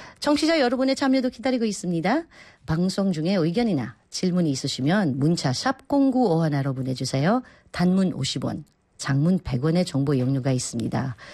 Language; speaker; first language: Korean; non-native, fluent; Filipino